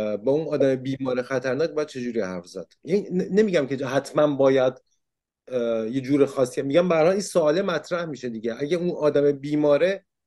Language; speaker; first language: Persian; early bilingual, heritage; Persian